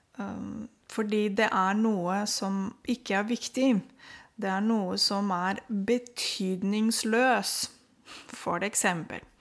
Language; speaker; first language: Norwegian; non-native, fluent; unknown